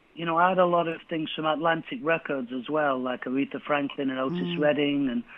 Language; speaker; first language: English; native; English